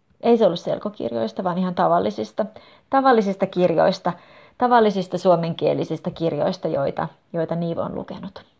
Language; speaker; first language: Finnish; native; Finnish